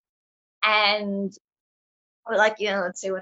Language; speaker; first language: English; native; English